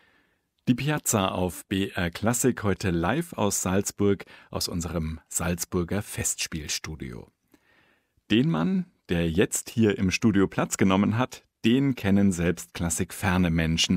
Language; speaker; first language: German; native; German